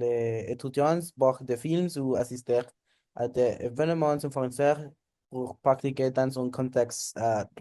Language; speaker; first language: French; non-native, learner; Spanish